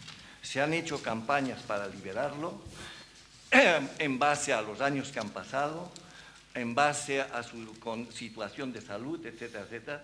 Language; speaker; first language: Spanish; native; Spanish